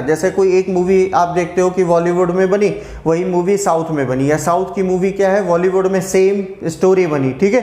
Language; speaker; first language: Hindi; native; Hindi